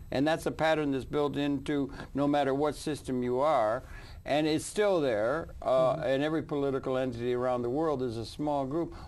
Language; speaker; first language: English; native; English